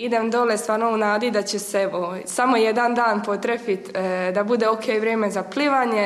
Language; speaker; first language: Croatian; native; Croatian